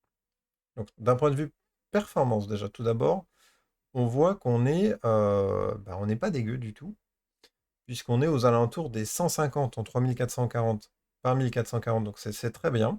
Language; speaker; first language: French; native; French